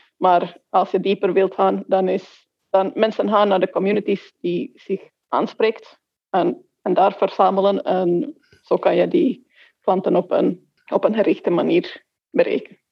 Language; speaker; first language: Dutch; non-native, fluent; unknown